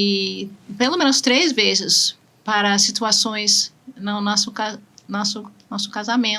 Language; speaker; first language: Portuguese; non-native, fluent; English